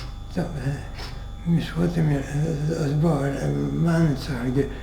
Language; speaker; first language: Hebrew; non-native, fluent; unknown